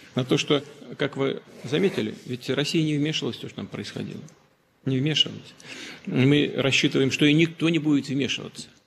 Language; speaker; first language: Russian; native; Russian